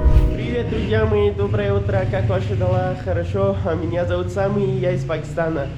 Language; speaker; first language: Russian; non-native, learner; Pashto